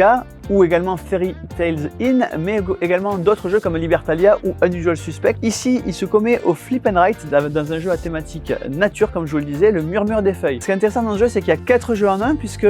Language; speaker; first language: French; native; French